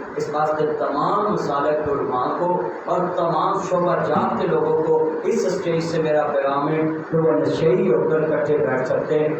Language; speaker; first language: Urdu; non-native, local second language; Punjabi